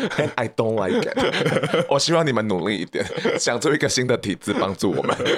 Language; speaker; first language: Chinese; native; Chinese